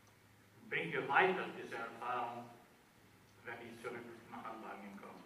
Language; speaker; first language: German; non-native, fluent; Albanian